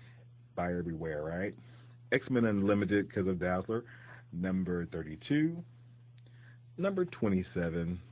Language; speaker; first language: English; native; English